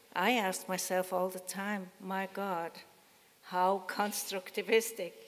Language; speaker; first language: English; non-native, fluent; German